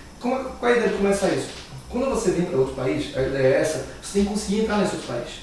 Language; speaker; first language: Portuguese; native; Portuguese